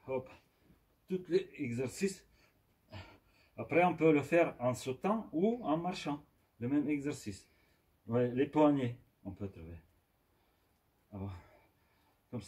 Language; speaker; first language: French; non-native, fluent; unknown